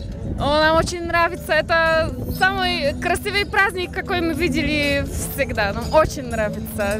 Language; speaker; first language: Russian; non-native, fluent; Polish